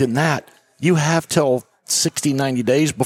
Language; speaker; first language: English; native; English